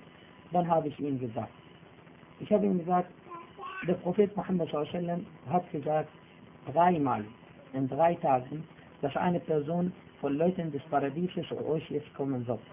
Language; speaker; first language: German; non-native, fluent; Arabic